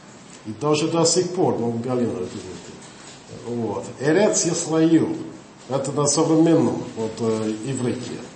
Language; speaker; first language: Russian; non-native, learner; English